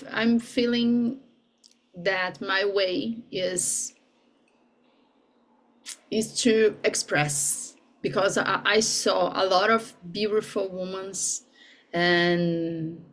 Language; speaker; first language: English; non-native, learner; Portuguese